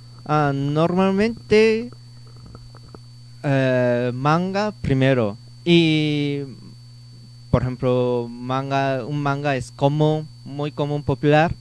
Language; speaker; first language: Spanish; non-native, learner; Japanese